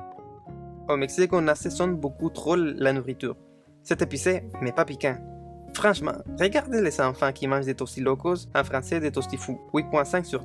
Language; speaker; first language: French; non-native, fluent; Spanish